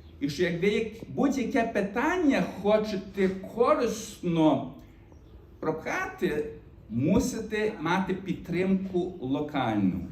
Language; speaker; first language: Ukrainian; early bilingual, heritage; Ukrainian